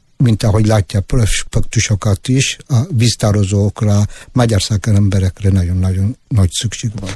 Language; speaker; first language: Hungarian; non-native, fluent; Tigrinya